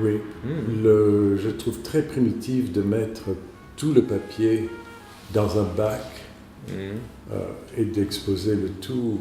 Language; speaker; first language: French; non-native, fluent; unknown